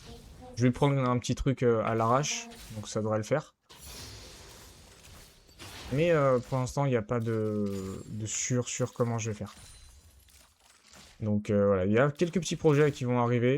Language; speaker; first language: French; native; French